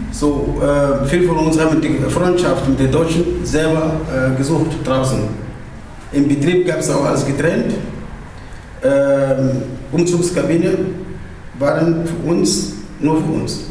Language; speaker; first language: German; non-native, fluent; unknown